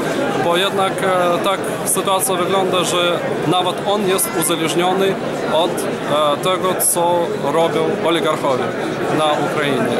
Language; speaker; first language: Polish; non-native, fluent; Ukrainian